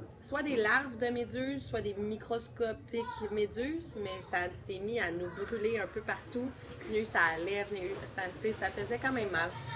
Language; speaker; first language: French; native; French